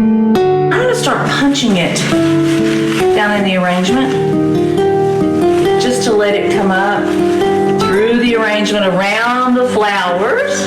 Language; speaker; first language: English; native; English